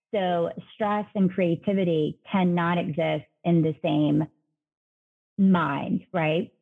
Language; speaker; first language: English; native; English